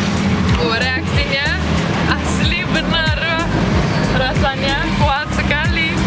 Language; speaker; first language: Indonesian; non-native, fluent; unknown